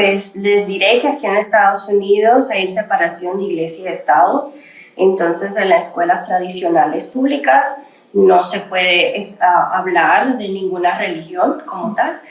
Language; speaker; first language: Spanish; early bilingual, other home language; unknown